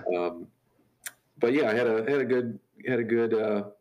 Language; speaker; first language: English; native; English